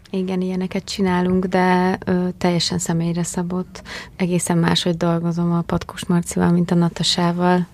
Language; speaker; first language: Hungarian; native; Hungarian